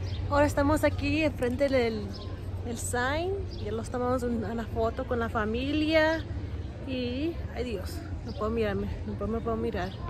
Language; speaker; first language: Spanish; early bilingual, heritage; Spanish